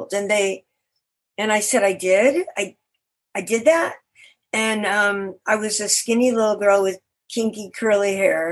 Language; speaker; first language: English; native; English